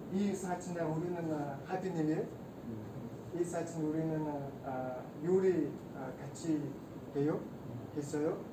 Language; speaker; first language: Korean; non-native, learner; Mongolian